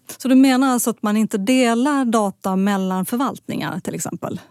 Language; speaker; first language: Swedish; native; Swedish